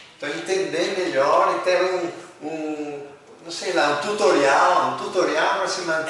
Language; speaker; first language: Portuguese; native; Portuguese